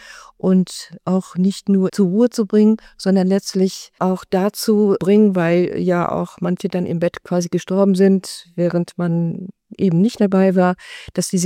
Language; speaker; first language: German; native; German